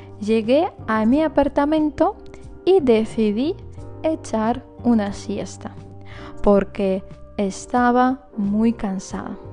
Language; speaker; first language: Spanish; non-native, fluent; Russian